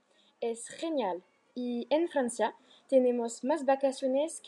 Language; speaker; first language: Spanish; non-native, learner; French